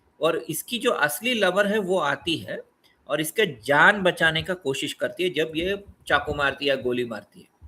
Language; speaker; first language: Hindi; non-native, local second language; Telugu